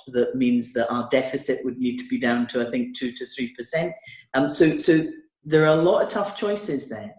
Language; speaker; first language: English; native; English